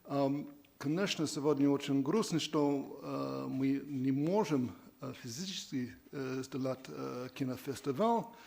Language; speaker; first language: Russian; non-native, learner; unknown